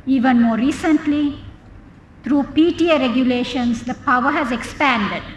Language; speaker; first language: English; non-native, local second language; Sinhala